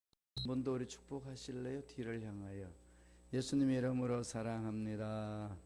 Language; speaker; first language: Korean; native; Korean